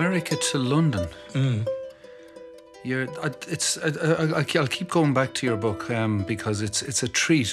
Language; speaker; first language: English; non-native, local second language; Irish